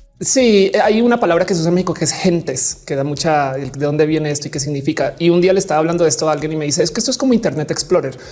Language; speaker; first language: Spanish; native; Spanish